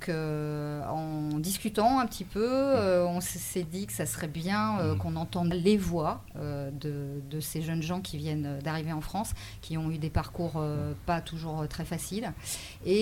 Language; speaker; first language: French; native; French